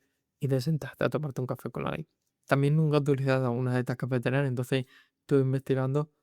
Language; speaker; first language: Spanish; native; Spanish